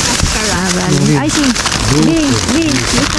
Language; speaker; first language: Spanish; non-native, learner; Filipino